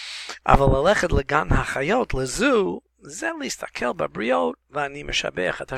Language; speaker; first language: Hebrew; non-native, fluent; English